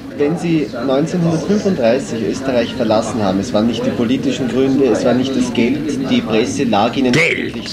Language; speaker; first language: German; native; German